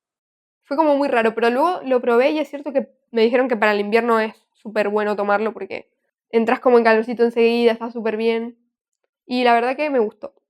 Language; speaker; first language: Spanish; native; Spanish